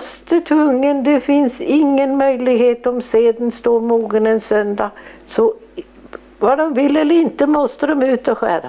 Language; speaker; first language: Swedish; native; Swedish